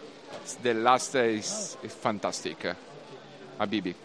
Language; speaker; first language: English; non-native, learner; Italian